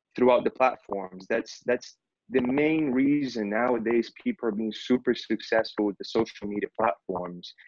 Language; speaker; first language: English; non-native, fluent; Portuguese